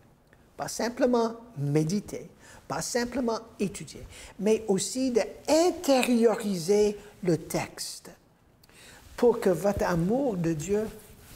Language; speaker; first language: French; non-native, fluent; English